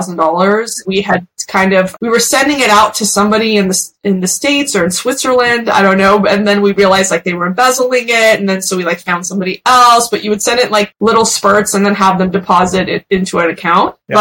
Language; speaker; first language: English; early bilingual, other home language; Persian